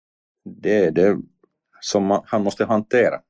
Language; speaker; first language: Swedish; non-native, learner; Finnish